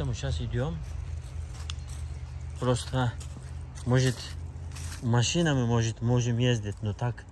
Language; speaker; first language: Russian; non-native, learner; Turkish